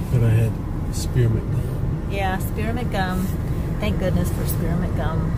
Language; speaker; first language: English; native; English